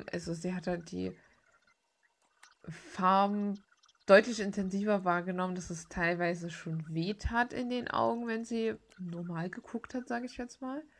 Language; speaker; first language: German; native; German